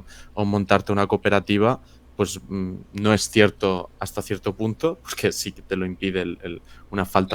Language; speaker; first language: Spanish; native; Spanish